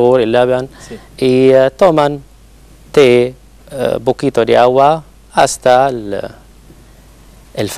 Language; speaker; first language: Spanish; non-native, learner; Arabic